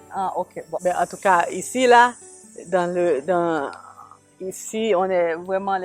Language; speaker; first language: French; native; French